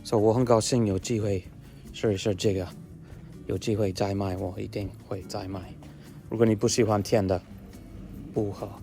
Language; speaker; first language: Chinese; non-native, learner; English